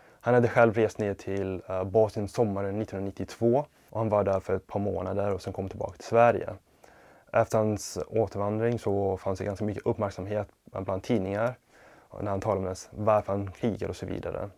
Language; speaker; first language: Swedish; non-native, fluent; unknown